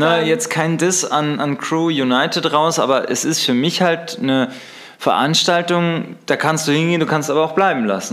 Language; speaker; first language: German; native; German